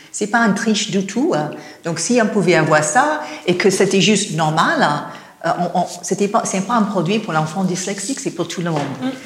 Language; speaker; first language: French; non-native, fluent; English